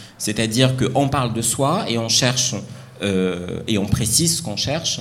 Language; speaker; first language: French; non-native, local second language; Arabic